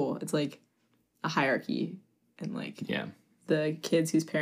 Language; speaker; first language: English; native; English